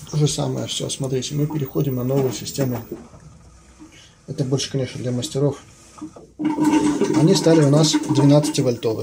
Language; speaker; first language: Russian; native; Russian